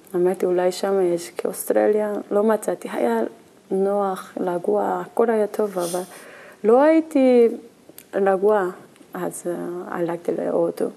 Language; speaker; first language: Hebrew; non-native, fluent; Korean